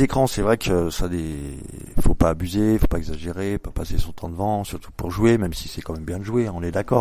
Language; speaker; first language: French; native; French